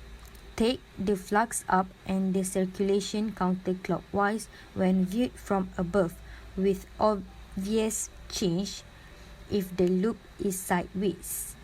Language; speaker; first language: English; non-native, local second language; Malay